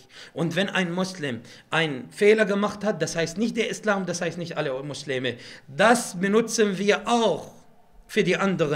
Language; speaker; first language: German; non-native, fluent; Arabic